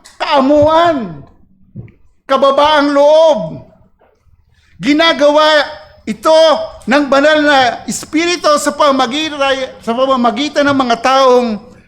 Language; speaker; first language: Filipino; native; Filipino